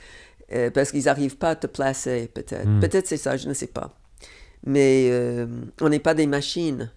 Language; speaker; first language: French; non-native, fluent; English